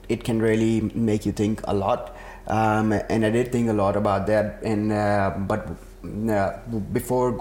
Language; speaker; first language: English; non-native, local second language; Urdu